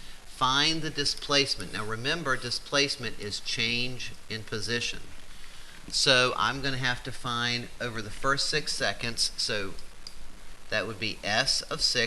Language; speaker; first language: English; native; English